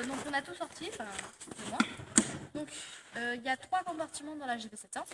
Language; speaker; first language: French; native; French